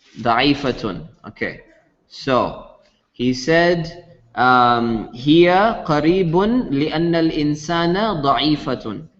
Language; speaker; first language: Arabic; non-native, fluent; English